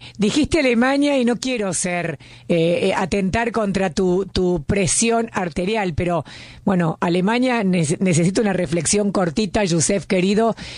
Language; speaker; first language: Spanish; native; Spanish